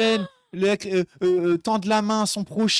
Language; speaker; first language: French; native; French